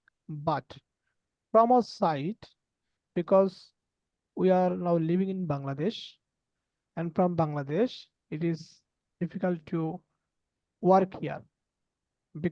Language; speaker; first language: English; non-native, learner; Bangla